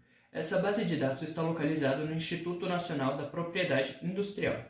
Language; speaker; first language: Portuguese; native; Portuguese